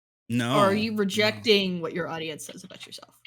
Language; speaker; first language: English; native; English